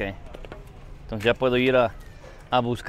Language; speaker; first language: Spanish; native; Spanish